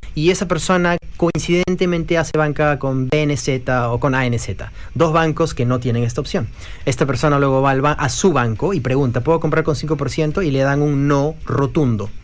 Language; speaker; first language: Spanish; native; Spanish